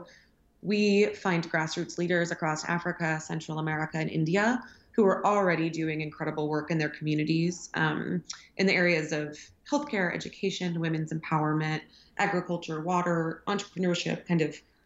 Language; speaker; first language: English; native; English